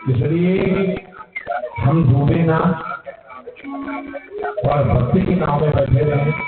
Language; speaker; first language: Hindi; native; Hindi